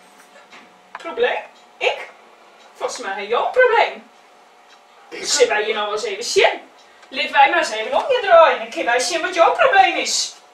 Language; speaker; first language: Dutch; non-native, local second language; Western Frisian